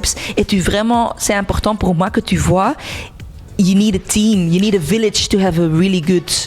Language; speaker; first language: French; non-native, local second language; Dutch